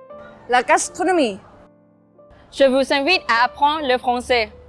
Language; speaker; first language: French; non-native, fluent; Thai